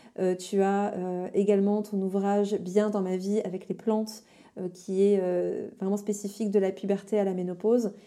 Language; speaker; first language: French; native; French